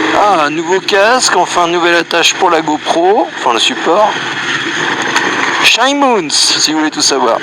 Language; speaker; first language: French; native; French